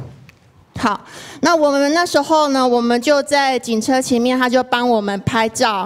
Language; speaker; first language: Chinese; native; Chinese